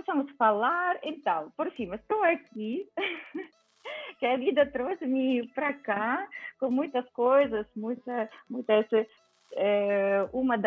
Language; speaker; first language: Portuguese; non-native, fluent; Ukrainian